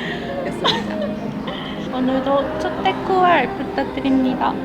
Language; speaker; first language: Korean; non-native, local second language; Japanese